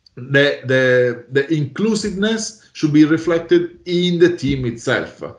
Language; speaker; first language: English; non-native, fluent; Italian